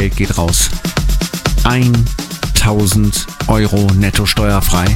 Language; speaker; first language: German; native; German